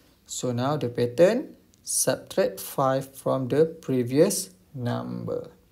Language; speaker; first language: English; non-native, local second language; Malay